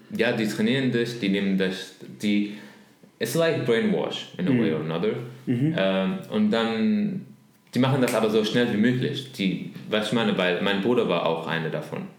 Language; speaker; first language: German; non-native, learner; Arabic